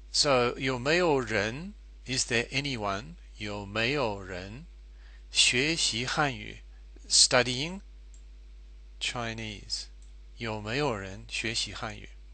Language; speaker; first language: Chinese; non-native, fluent; English